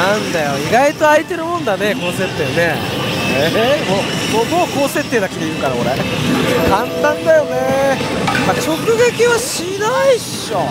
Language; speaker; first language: Japanese; native; Japanese